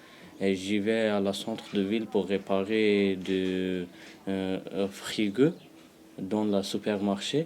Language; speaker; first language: French; non-native, learner; Pashto